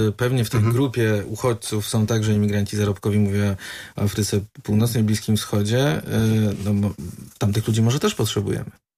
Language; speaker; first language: Polish; native; Polish